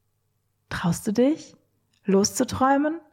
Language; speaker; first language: German; native; German